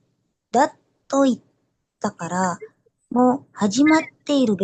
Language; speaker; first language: Japanese; non-native, learner; Indonesian